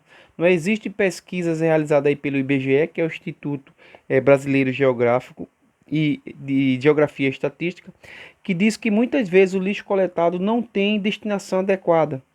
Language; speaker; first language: Portuguese; native; Portuguese